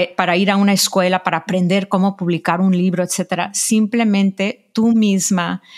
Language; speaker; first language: Spanish; early bilingual, heritage; Spanish